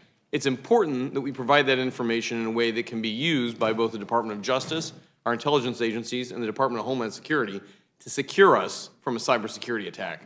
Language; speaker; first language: English; native; English